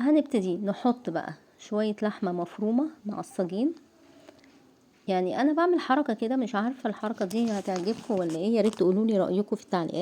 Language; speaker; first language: Arabic; native; Arabic